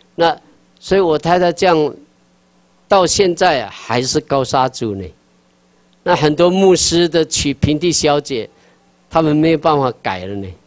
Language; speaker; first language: Chinese; non-native, local second language; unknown